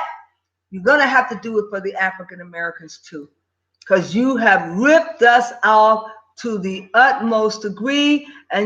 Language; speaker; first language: English; native; English